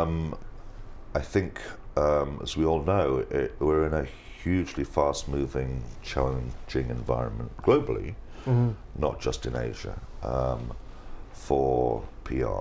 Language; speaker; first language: English; native; English